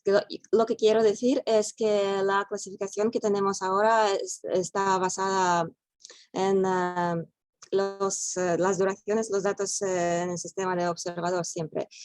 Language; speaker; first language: Spanish; non-native, fluent; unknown